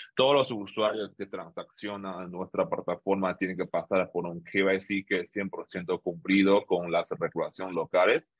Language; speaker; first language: Spanish; non-native, fluent; Chinese